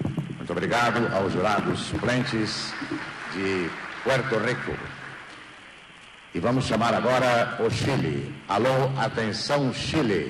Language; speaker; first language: Portuguese; native; Portuguese